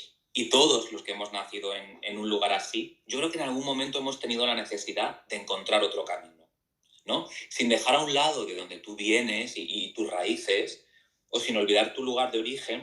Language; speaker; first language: Spanish; native; Spanish